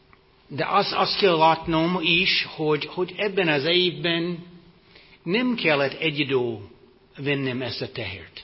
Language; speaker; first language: Hungarian; non-native, fluent; English